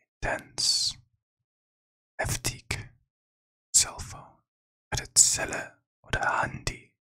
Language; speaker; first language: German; non-native, learner; English